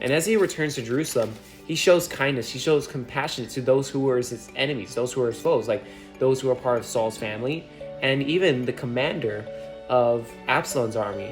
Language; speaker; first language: English; native; English